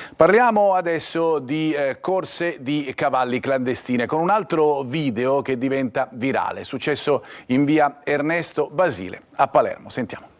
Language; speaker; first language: Italian; native; Italian